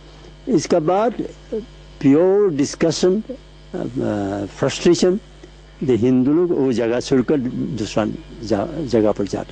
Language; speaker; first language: Hindi; non-native, local second language; Assamese